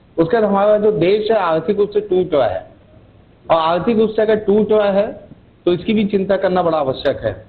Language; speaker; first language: Hindi; native; Hindi